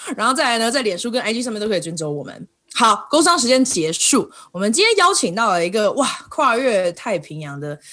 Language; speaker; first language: Chinese; native; Chinese